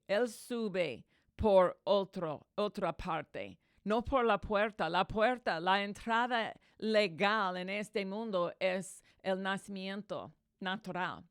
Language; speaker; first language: Spanish; non-native, fluent; English